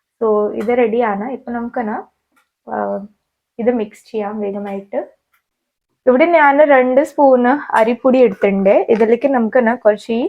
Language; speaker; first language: Malayalam; non-native, learner; Hindi